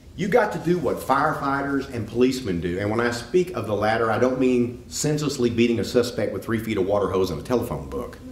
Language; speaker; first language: English; native; English